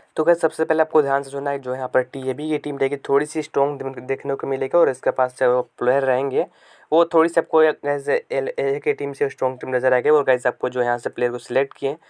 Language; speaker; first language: Hindi; native; Hindi